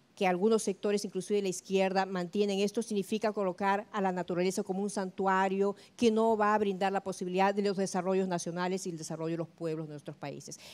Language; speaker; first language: Spanish; native; Spanish